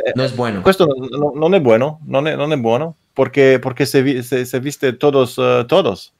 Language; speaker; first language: Spanish; non-native, learner; Italian